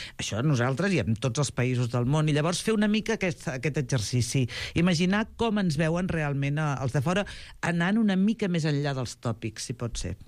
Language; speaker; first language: Catalan; native; Catalan